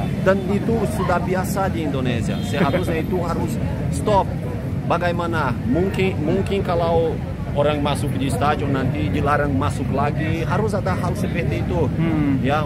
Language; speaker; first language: Indonesian; non-native, fluent; Portuguese